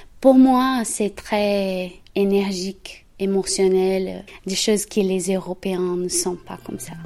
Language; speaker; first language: French; non-native, learner; Portuguese